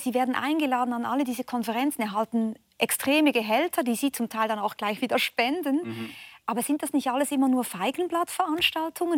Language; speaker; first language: German; native; German